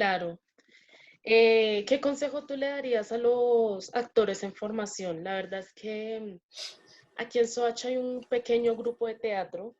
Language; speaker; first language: Spanish; native; Spanish